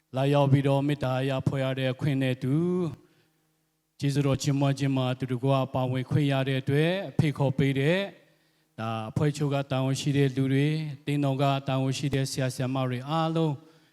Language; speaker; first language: Burmese; non-native, local second language; Lahu